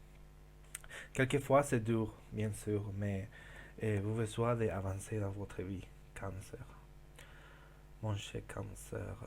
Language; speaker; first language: French; non-native, learner; Spanish